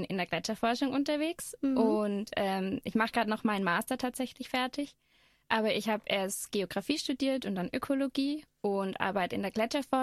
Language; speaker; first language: German; native; German